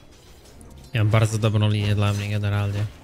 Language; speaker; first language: Polish; native; Polish